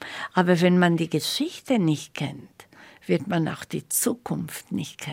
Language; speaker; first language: German; non-native, fluent; Slovak